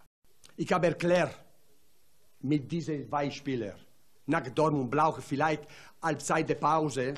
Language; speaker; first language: German; non-native, learner; Italian